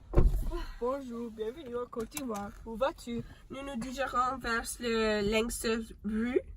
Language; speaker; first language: French; non-native, learner; English